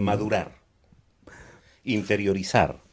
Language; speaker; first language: Spanish; native; Spanish